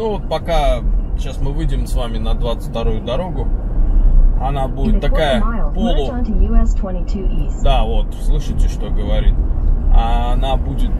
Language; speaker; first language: Russian; native; Russian